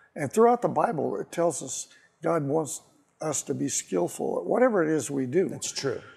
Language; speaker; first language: English; native; English